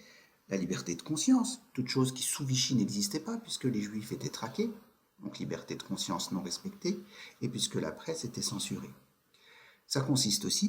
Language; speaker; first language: French; native; French